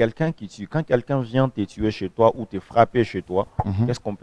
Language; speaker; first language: French; non-native, local second language; Lingala